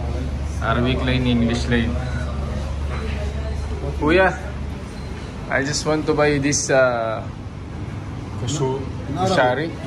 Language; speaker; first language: English; non-native, local second language; Filipino